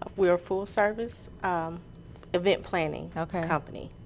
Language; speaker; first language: English; native; English